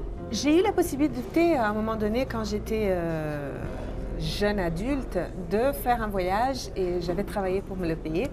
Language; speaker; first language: French; non-native, fluent; Portuguese